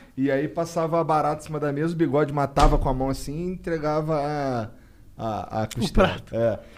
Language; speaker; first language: Portuguese; native; Portuguese